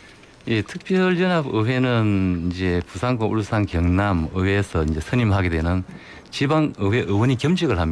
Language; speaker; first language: Korean; native; Korean